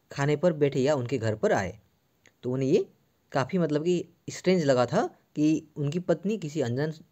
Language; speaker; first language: Hindi; non-native, local second language; Assamese